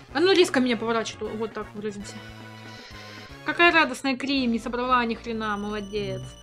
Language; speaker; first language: Russian; native; Russian